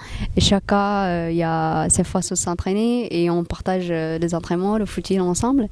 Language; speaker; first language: French; non-native, fluent; Tigrinya